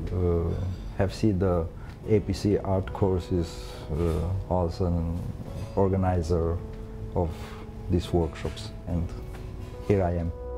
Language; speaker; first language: English; non-native, learner; Romanian